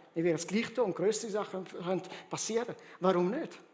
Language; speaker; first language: German; early bilingual, heritage; German